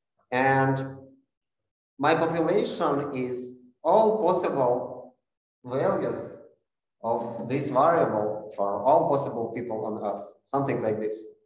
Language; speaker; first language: English; non-native, fluent; Russian